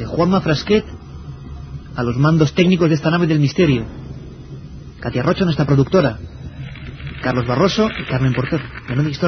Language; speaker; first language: Spanish; native; Spanish